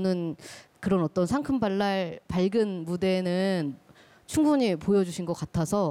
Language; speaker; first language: Korean; native; Korean